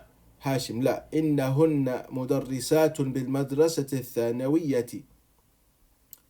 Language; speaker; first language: Arabic; non-native, fluent; English